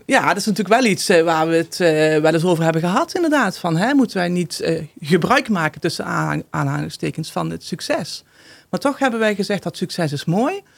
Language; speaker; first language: Dutch; native; Dutch